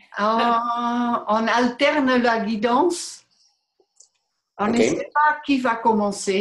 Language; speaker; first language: French; non-native, fluent; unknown